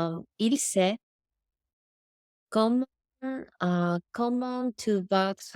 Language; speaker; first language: French; non-native, learner; English